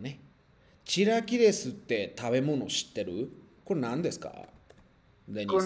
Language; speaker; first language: Japanese; non-native, fluent; Spanish